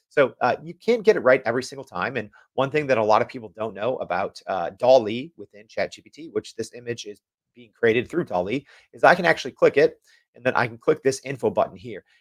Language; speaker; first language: English; native; English